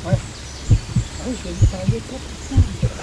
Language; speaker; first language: French; native; French